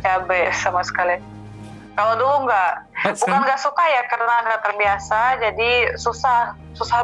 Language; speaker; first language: Indonesian; non-native, fluent; Russian